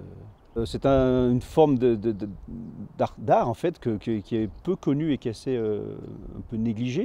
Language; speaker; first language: French; native; French